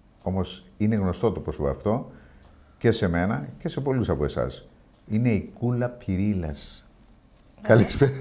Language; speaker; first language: Greek; native; Greek